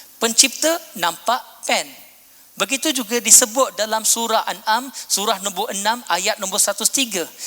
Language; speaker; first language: Malay; non-native, local second language; Punjabi